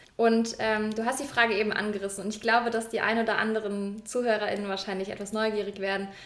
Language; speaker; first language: German; native; German